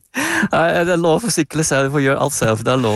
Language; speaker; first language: Norwegian; non-native, fluent; Dutch